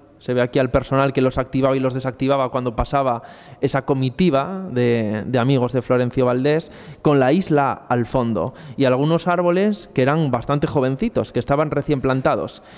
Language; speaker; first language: Spanish; native; Spanish